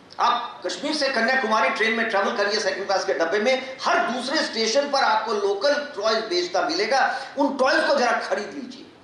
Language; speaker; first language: Hindi; non-native, local second language; Magahi